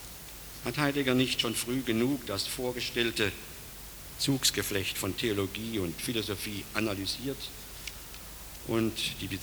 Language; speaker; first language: German; native; German